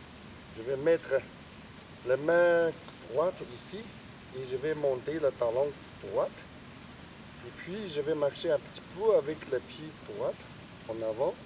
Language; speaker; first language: French; non-native, learner; Chinese